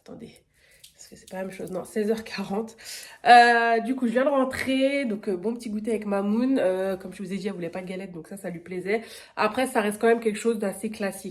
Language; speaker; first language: French; native; French